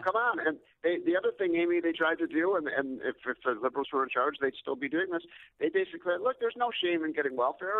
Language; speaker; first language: English; native; English